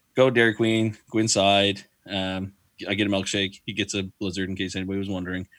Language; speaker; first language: English; native; English